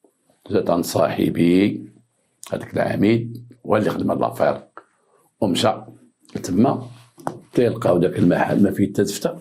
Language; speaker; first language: Arabic; native; Arabic